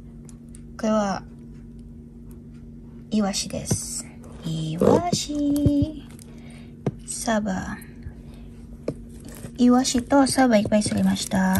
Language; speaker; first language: Japanese; non-native, learner; Filipino